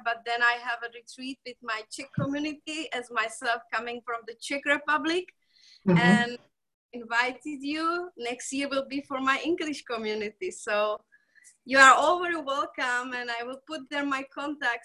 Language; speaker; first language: English; non-native, fluent; Czech